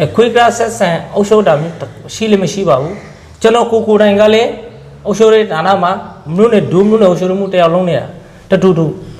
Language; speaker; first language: Burmese; non-native, local second language; Rohingya